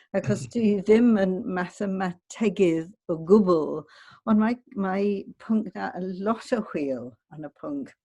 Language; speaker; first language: Welsh; non-native, learner; English